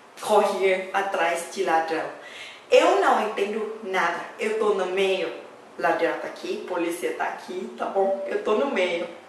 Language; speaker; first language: Portuguese; non-native, learner; Thai